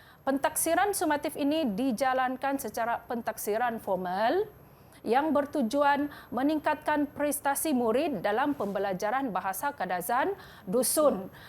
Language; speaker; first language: Malay; non-native, local second language; Central Dusun